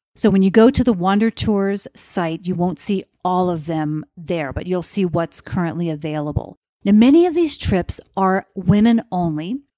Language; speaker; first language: English; native; English